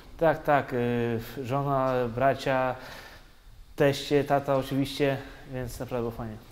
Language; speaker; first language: Polish; native; Polish